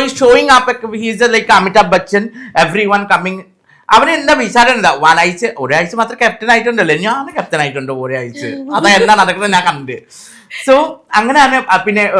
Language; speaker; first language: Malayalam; non-native, fluent; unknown